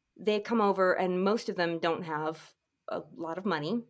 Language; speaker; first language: English; early bilingual, other home language; Filipino